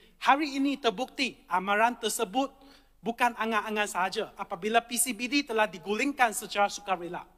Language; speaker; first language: Malay; non-native, local second language; Chinese